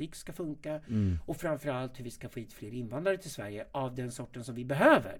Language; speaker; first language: Swedish; native; Swedish